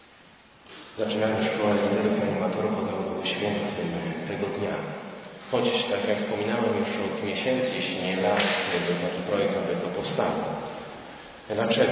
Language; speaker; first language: Polish; native; Polish